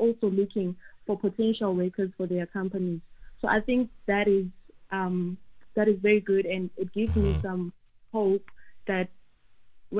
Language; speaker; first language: English; non-native, local second language; Tswana